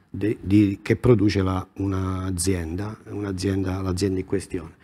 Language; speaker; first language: Italian; native; Italian